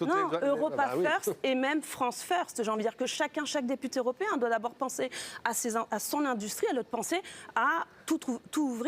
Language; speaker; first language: French; native; French